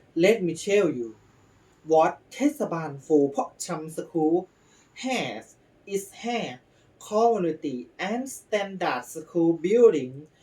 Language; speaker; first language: English; non-native, learner; Thai